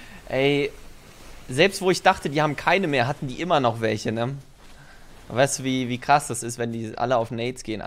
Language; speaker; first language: German; native; German